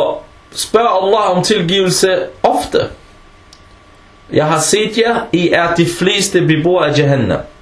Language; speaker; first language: Danish; early bilingual, other home language; Arabic